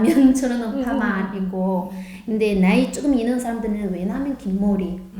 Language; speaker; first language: Korean; non-native, learner; Chinese